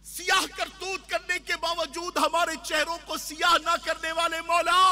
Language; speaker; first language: Urdu; native; Urdu